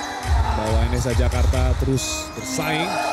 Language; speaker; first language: Indonesian; native; Indonesian